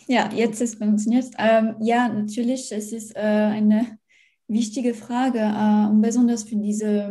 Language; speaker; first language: German; non-native, learner; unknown